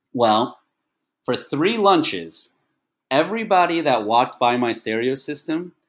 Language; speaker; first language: English; early bilingual, other home language; Chinese